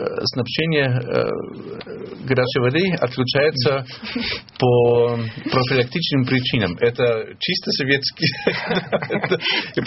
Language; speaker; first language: Russian; non-native, fluent; German